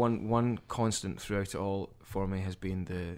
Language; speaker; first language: English; native; English